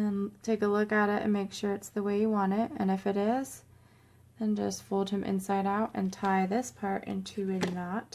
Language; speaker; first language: English; native; English